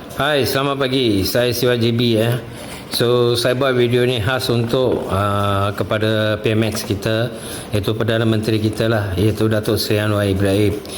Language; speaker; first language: Malay; non-native, local second language; Tamil